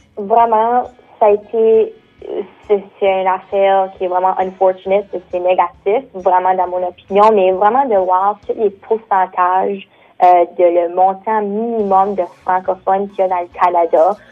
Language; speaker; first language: French; native; French